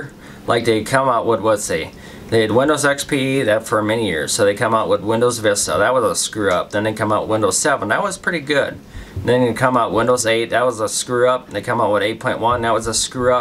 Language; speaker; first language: English; native; English